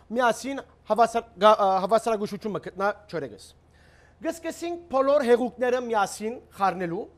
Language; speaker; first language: Armenian; early bilingual, heritage; Armenian